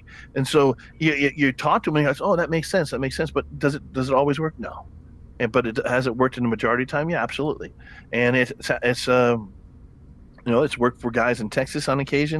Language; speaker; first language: English; native; English